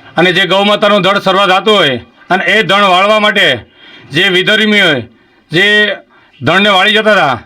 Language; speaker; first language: Gujarati; native; Gujarati